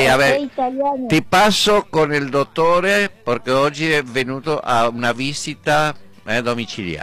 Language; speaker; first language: Italian; early bilingual, heritage; Spanish